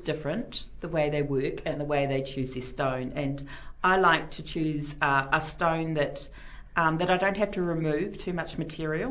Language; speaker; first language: English; native; English